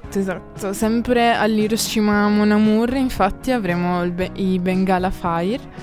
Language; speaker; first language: Italian; native; Italian